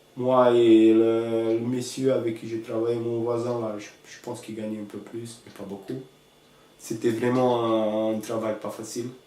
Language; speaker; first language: French; non-native, fluent; Romanian